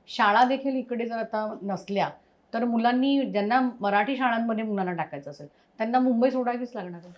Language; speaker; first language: Marathi; native; Marathi